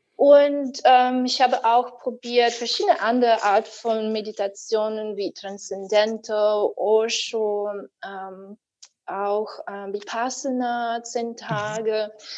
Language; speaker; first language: German; non-native, fluent; Russian